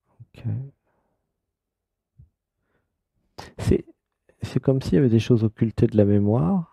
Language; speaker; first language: French; native; French